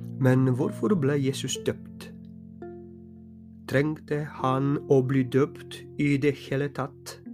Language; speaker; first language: Norwegian; non-native, fluent; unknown